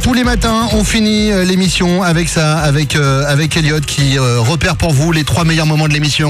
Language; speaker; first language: French; native; French